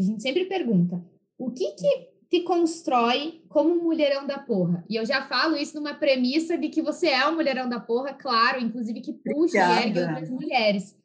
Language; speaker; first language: Portuguese; native; Portuguese